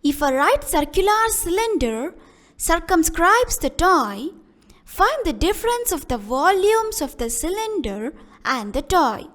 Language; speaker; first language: English; non-native, local second language; Kannada